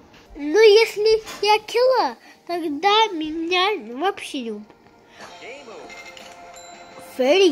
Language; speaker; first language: Russian; early bilingual, heritage; Russian